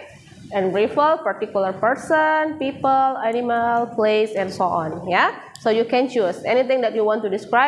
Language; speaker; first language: English; non-native, fluent; Indonesian